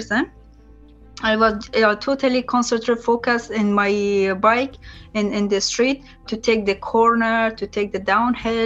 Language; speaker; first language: English; non-native, learner; Persian